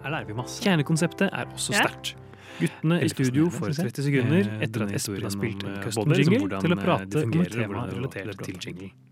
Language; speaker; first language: Norwegian; native; Norwegian